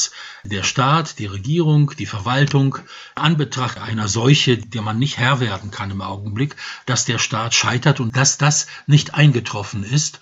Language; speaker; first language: German; non-native, fluent; Polish